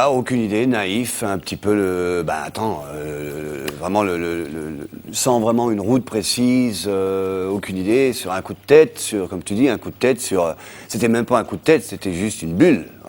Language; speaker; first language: French; native; French